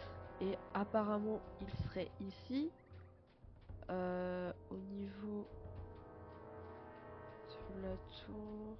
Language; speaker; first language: French; native; French